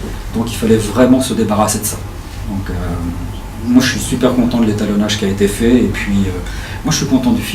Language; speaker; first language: French; native; French